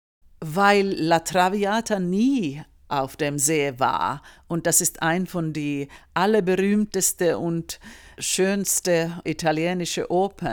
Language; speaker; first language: German; non-native, fluent; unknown